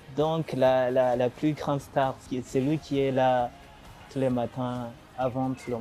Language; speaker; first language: French; non-native, local second language; Rundi